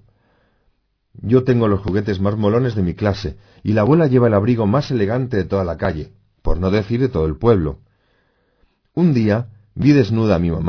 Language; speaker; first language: Spanish; native; Spanish